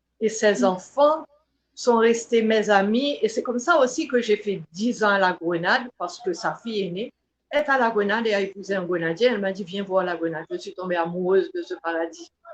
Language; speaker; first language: French; non-native, local second language; Haitian Creole